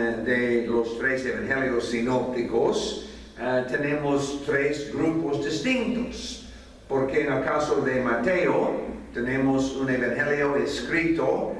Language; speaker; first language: Spanish; non-native, fluent; English